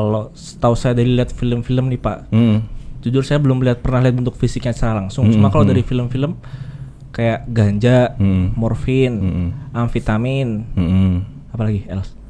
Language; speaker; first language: Indonesian; native; Indonesian